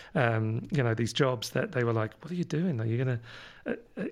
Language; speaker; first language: English; native; English